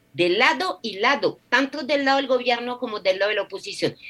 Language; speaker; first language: Spanish; non-native, fluent; French